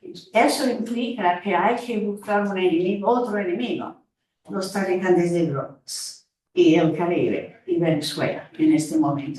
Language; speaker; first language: Spanish; non-native, fluent; English